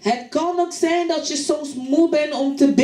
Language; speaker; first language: Dutch; non-native, fluent; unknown